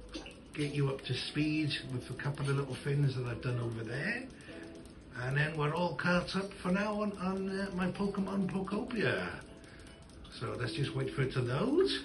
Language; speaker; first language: English; native; English